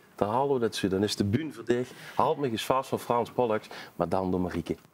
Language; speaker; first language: Dutch; non-native, local second language; Limburgish